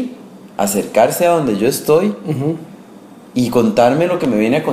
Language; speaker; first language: Spanish; native; Spanish